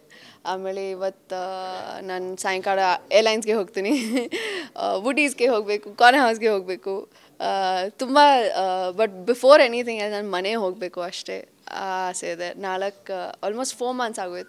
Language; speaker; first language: Kannada; non-native, local second language; Hindi